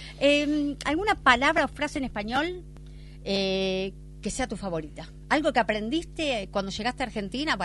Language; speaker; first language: Spanish; native; Spanish